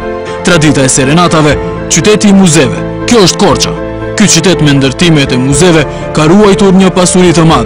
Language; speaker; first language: Albanian; native; Albanian